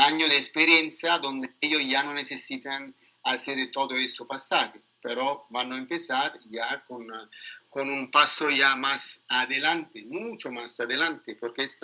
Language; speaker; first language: Spanish; non-native, learner; Italian